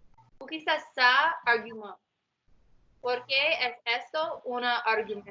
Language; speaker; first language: Spanish; non-native, learner; English